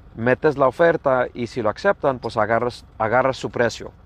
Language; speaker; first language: Spanish; early bilingual, heritage; Spanish